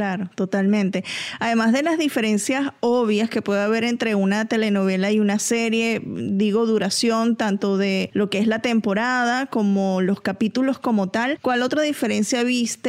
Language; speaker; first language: Spanish; native; Spanish